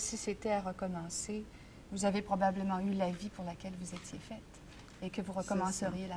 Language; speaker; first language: French; native; French